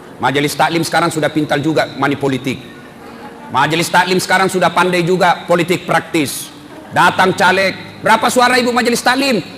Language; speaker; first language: Indonesian; non-native, local second language; Buginese